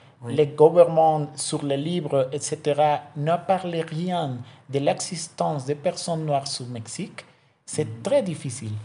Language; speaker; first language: French; non-native, learner; Spanish